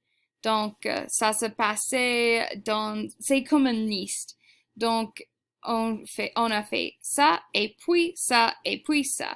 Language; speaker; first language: French; non-native, fluent; English